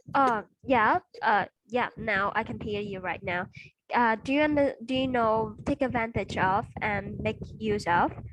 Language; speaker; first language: English; non-native, fluent; Vietnamese